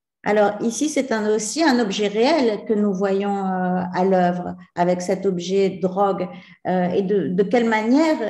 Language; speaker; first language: French; non-native, fluent; Italian